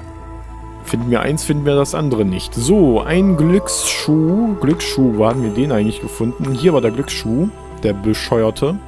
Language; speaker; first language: German; native; German